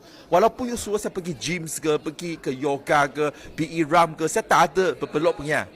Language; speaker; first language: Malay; non-native, local second language; Chinese